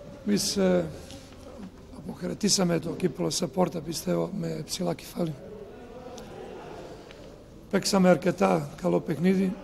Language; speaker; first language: Greek; non-native, fluent; Serbian